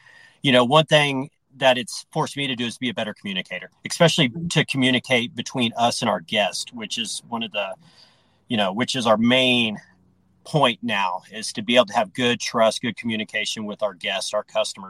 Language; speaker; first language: English; native; English